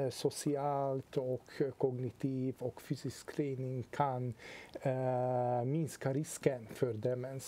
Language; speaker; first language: Swedish; non-native, fluent; Hungarian